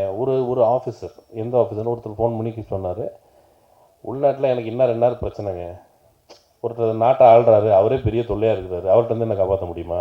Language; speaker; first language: Tamil; native; Tamil